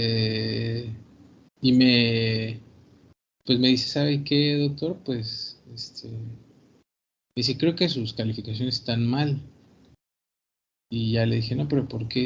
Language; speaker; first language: Spanish; native; Spanish